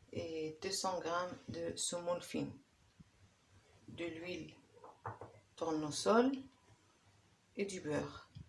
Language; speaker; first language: French; non-native, local second language; Arabic